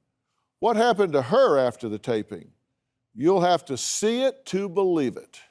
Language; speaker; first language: English; native; English